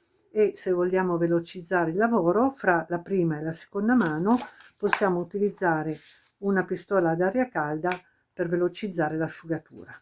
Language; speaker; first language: Italian; native; Italian